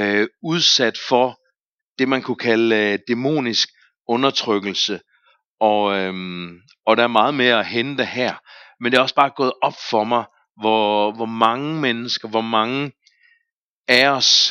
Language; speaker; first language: Danish; native; Danish